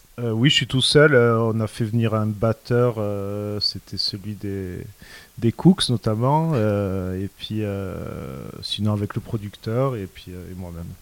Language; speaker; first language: French; native; French